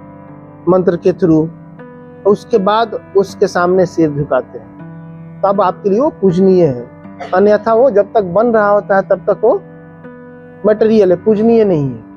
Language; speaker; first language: Hindi; native; Hindi